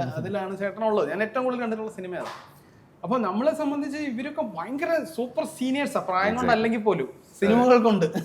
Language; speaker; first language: Malayalam; native; Malayalam